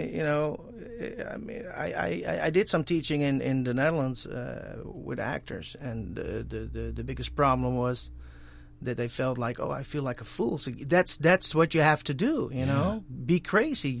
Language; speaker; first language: English; non-native, fluent; Dutch